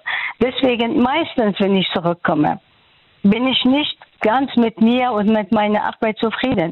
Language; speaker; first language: German; non-native, fluent; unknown